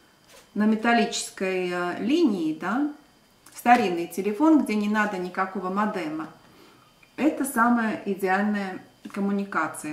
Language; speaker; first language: Russian; non-native, local second language; Latvian